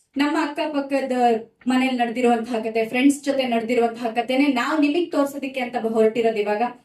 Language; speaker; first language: Kannada; native; Kannada